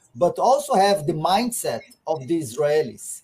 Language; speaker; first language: English; non-native, fluent; Portuguese